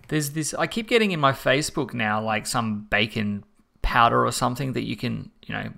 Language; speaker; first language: English; native; English